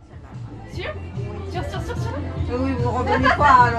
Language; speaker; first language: French; early bilingual, other home language; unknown